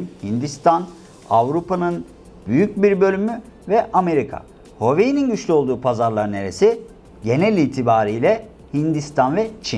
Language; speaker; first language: Turkish; native; Turkish